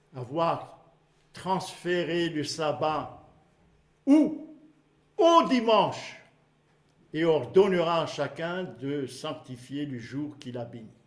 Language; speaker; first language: French; non-native, local second language; Malagasy